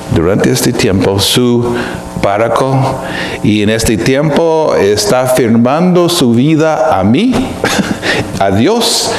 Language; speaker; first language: Spanish; non-native, fluent; English